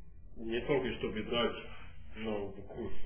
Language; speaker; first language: Russian; non-native, fluent; English